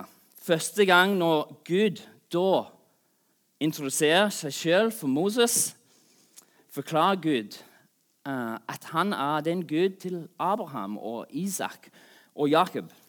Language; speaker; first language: Norwegian; non-native, fluent; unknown